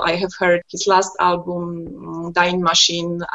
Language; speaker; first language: English; non-native, fluent; Polish